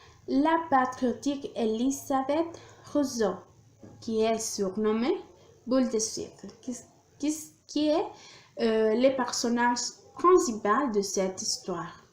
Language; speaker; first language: French; non-native, learner; Spanish